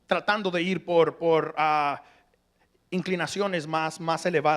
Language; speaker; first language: Spanish; early bilingual, heritage; Spanish